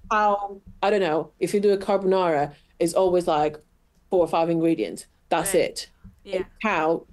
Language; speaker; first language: English; non-native, fluent; Portuguese